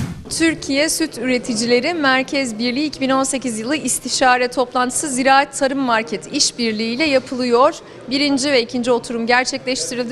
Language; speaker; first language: Turkish; native; Turkish